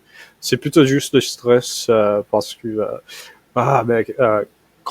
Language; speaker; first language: French; non-native, fluent; English